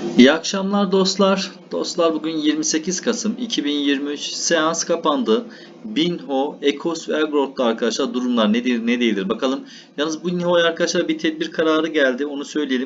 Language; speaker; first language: Turkish; native; Turkish